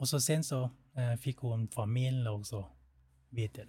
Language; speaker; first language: Swedish; non-native, fluent; Thai